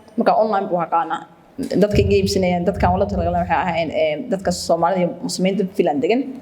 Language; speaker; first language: Somali; early bilingual, heritage; Somali